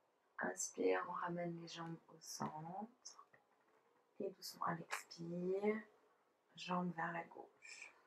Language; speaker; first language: French; native; French